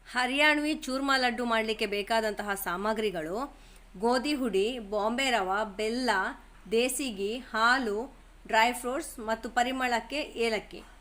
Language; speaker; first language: Kannada; native; Kannada